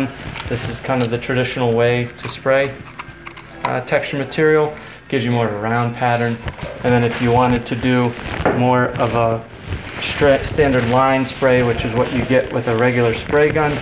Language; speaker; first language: English; native; English